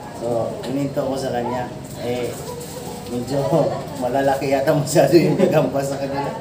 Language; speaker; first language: Filipino; non-native, local second language; Cebuano